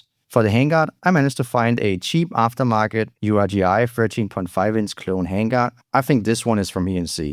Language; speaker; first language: English; non-native, fluent; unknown